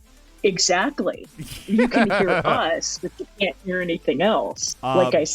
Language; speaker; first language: English; native; English